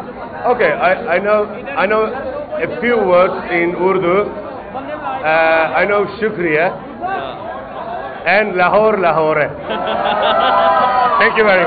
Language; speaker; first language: English; non-native, learner; Turkish